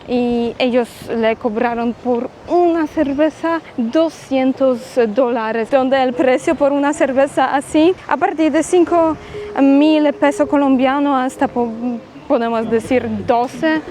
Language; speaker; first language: Spanish; non-native, fluent; Polish